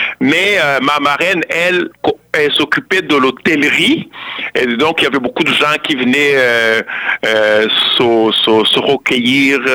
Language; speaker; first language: French; non-native, local second language; Kinyarwanda